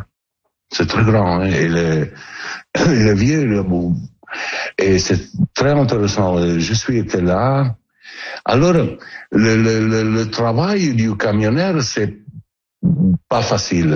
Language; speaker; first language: French; non-native, learner; Italian